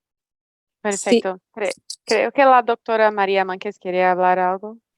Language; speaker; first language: Spanish; non-native, fluent; Portuguese